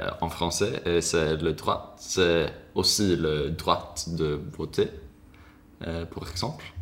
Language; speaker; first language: French; non-native, learner; Swedish